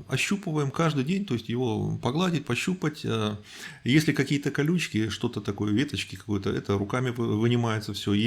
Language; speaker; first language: Russian; native; Russian